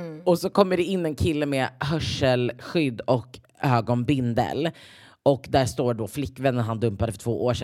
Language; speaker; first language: Swedish; native; Swedish